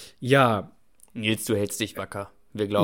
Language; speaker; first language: German; native; German